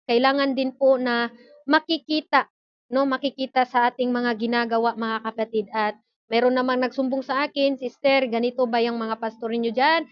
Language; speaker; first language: Filipino; non-native, local second language; Cebuano